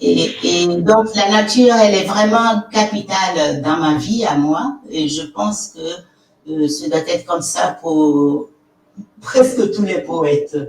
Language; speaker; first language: French; non-native, local second language; Fon